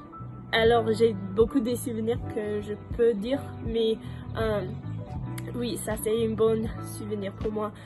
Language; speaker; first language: French; non-native, learner; English